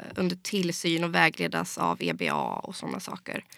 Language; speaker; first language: Swedish; native; Swedish